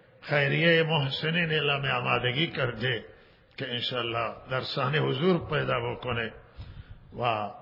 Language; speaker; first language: Persian; non-native, local second language; Baluchi